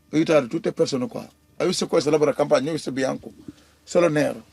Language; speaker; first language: Italian; non-native, learner; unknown